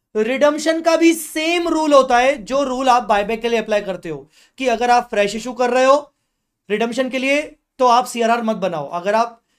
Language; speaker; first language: Hindi; native; Hindi